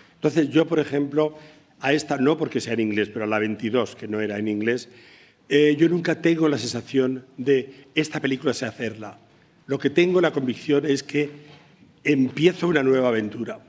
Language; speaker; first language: Spanish; native; Spanish